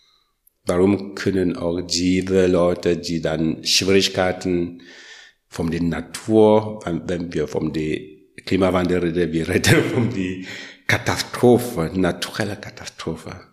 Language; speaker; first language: German; non-native, learner; French